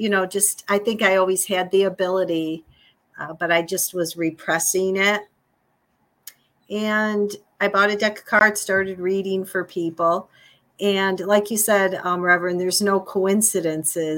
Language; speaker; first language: English; native; English